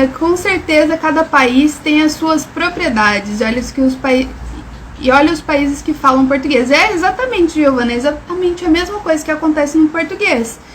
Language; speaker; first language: Portuguese; native; Portuguese